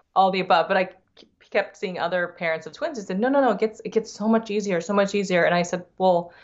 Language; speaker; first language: English; early bilingual, other home language; Thai